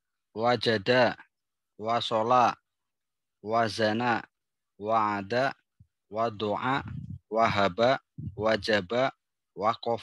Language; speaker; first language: Arabic; non-native, learner; Indonesian